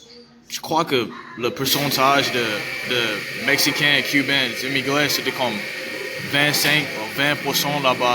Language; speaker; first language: French; non-native, learner; English